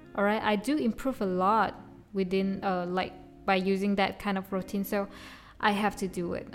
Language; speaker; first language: English; non-native, local second language; Chinese